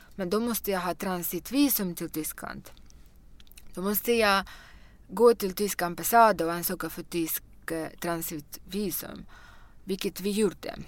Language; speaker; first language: Swedish; non-native, fluent; Russian